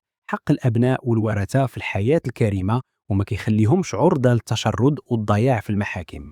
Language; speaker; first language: Arabic; native; Arabic